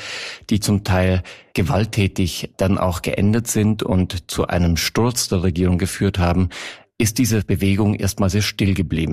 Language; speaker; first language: German; native; German